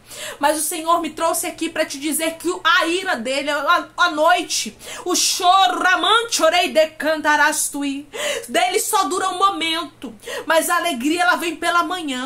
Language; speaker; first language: Portuguese; native; Portuguese